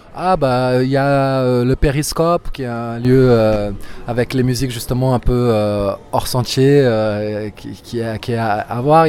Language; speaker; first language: French; non-native, fluent; Portuguese